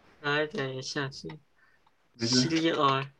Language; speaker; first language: Chinese; early bilingual, heritage; English